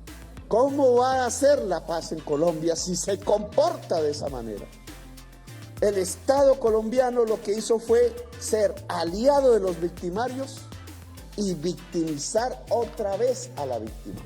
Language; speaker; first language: Spanish; native; Spanish